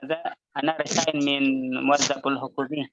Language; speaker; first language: Arabic; non-native, learner; Indonesian